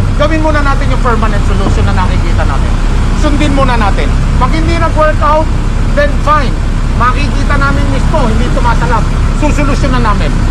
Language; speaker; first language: Filipino; native; Filipino